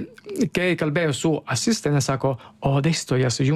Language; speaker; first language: Lithuanian; non-native, learner; Italian